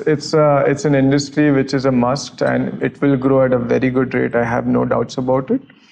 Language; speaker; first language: English; non-native, local second language; Gujarati